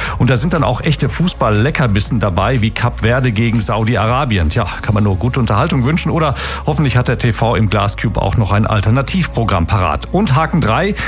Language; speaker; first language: German; native; German